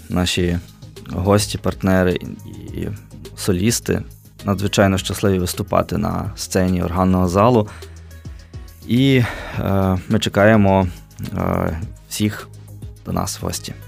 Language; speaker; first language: Ukrainian; native; Ukrainian